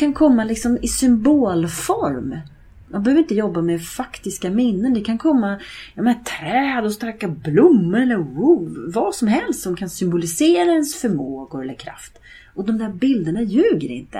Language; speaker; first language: Swedish; native; Swedish